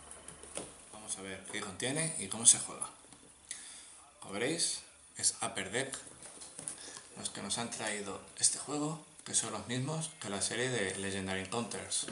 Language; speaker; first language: Spanish; native; Spanish